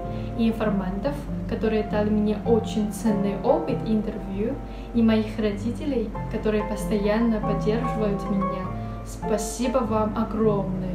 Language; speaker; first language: Russian; non-native, fluent; Chinese